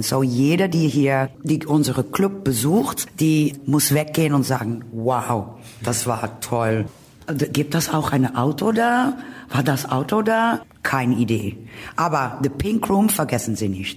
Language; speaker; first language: German; non-native, learner; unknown